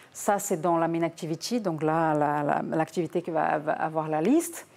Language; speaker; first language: French; non-native, fluent; Portuguese